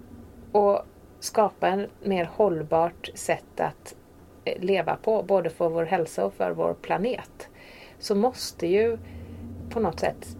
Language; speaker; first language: Swedish; native; Swedish